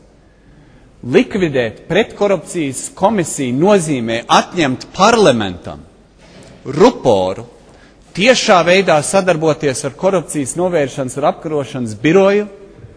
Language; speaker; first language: Latvian; early bilingual, heritage; Latvian